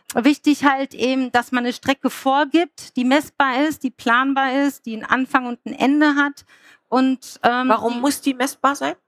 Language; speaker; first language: German; native; German